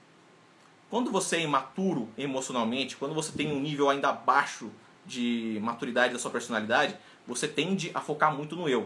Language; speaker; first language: Portuguese; native; Portuguese